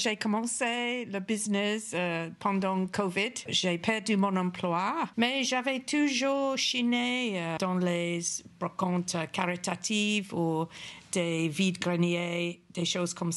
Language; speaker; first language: French; non-native, fluent; English